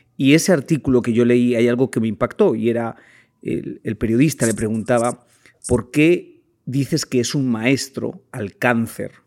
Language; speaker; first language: Spanish; native; Spanish